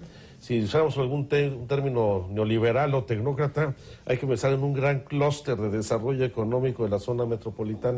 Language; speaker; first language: Spanish; native; Spanish